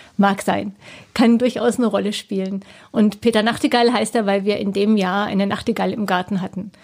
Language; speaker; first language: German; native; German